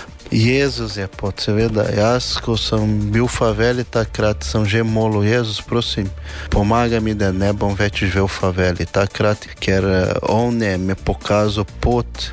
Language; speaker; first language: Slovenian; non-native, learner; Portuguese